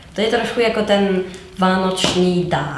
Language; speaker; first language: Czech; non-native, fluent; French